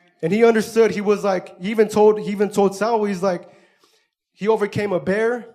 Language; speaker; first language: English; early bilingual, other home language; Spanish